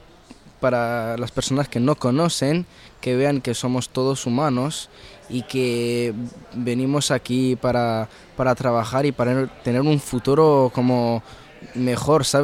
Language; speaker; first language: Spanish; early bilingual, heritage; Arabic